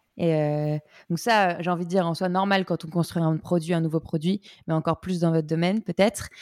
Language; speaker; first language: French; native; French